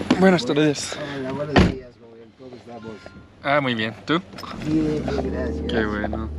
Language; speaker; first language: Spanish; non-native, learner; Korean